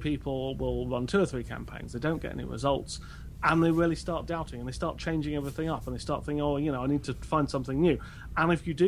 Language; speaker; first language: English; native; English